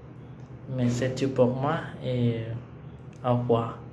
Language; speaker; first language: French; non-native, learner; Spanish